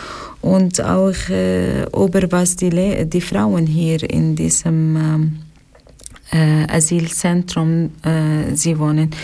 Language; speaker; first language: German; non-native, learner; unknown